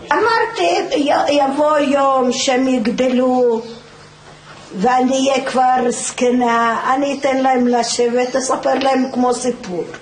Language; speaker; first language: Hebrew; early bilingual, other home language; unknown